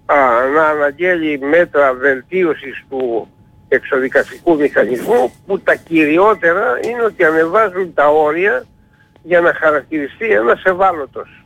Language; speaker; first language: Greek; native; Greek